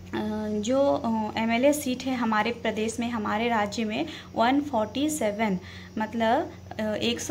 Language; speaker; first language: Hindi; native; Hindi